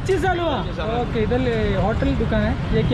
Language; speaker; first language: Hindi; non-native, local second language; Malayalam